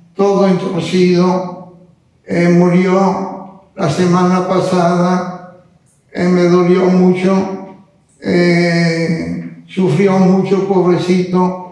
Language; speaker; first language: Spanish; non-native, fluent; Italian